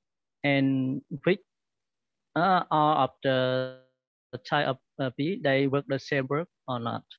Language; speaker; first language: English; non-native, learner; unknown